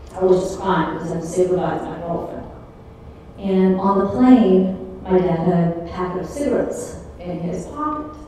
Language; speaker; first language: English; early bilingual, other home language; Czech